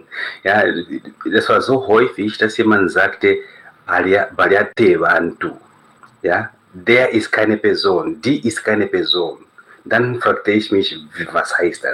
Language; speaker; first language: German; non-native, fluent; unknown